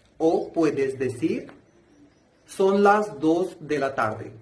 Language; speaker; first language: Spanish; non-native, fluent; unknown